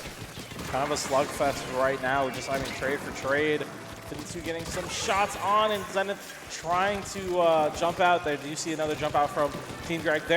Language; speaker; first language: English; native; English